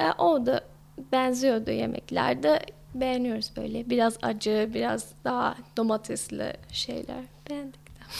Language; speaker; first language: Turkish; non-native, fluent; English